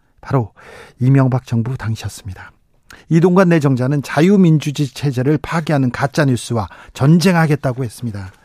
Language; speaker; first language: Korean; native; Korean